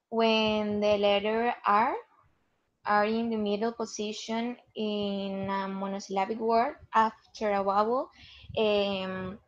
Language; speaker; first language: English; non-native, learner; Spanish